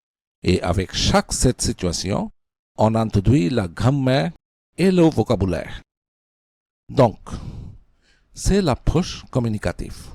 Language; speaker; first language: French; non-native, fluent; Bangla